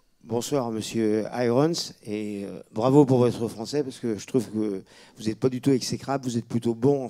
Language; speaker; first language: French; native; French